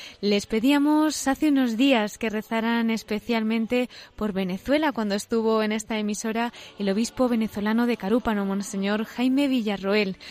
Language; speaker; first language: Spanish; native; Spanish